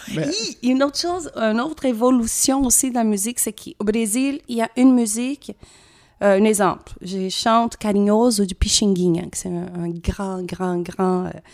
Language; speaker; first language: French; non-native, fluent; Portuguese